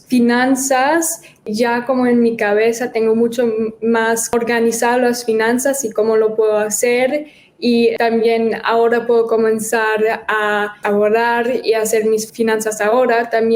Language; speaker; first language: Spanish; early bilingual, heritage; German